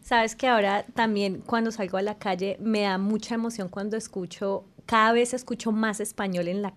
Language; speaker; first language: Spanish; native; Spanish